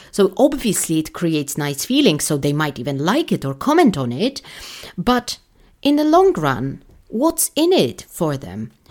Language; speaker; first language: English; non-native, fluent; Polish